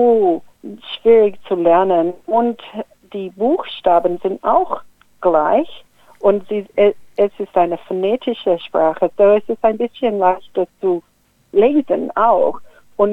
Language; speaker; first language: German; non-native, fluent; English